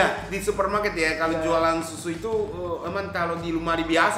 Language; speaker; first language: Indonesian; non-native, fluent; Japanese